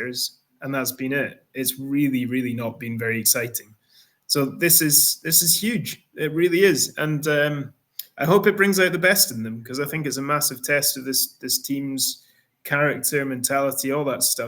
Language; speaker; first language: English; native; English